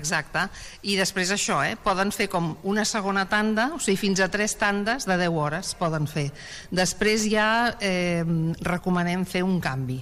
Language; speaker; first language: Catalan; native; Catalan